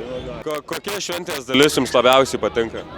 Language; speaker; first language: Lithuanian; native; Lithuanian